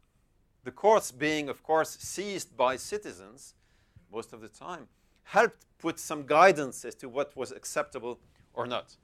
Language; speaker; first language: English; non-native, fluent; French